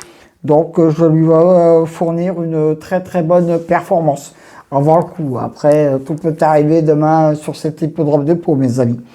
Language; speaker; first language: French; native; French